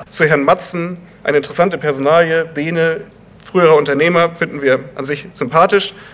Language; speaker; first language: German; native; German